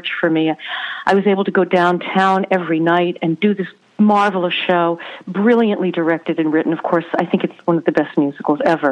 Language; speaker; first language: English; native; English